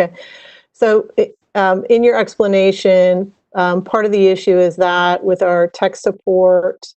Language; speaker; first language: English; native; English